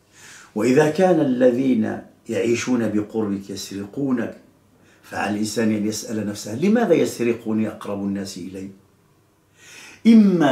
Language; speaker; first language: Arabic; native; Arabic